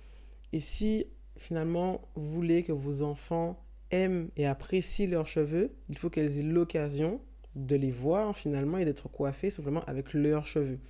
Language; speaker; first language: French; native; French